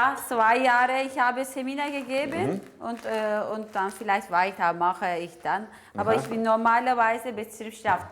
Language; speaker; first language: German; non-native, learner; Turkish